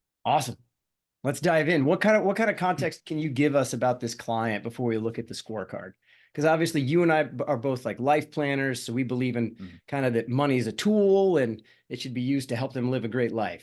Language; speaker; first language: English; native; English